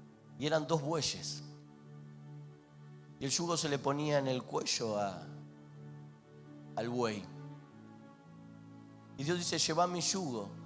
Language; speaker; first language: Spanish; native; Spanish